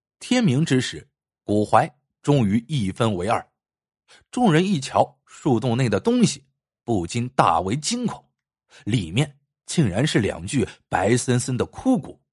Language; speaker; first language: Chinese; native; Chinese